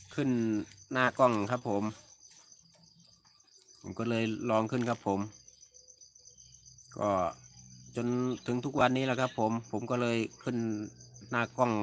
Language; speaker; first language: Thai; native; Thai